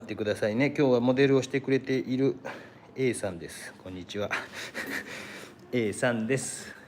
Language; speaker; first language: Japanese; native; Japanese